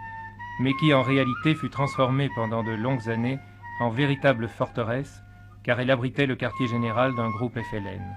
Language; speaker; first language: French; native; French